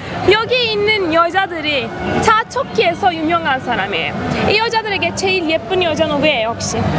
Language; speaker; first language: Korean; non-native, learner; Turkish